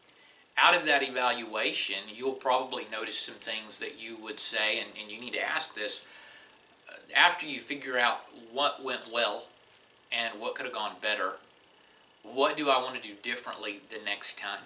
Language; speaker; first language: English; native; English